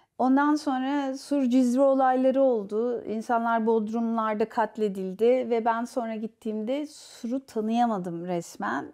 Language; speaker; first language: Turkish; native; Turkish